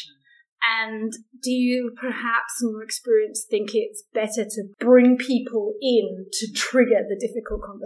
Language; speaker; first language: English; native; English